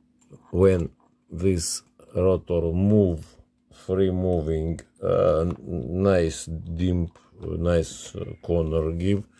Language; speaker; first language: English; non-native, learner; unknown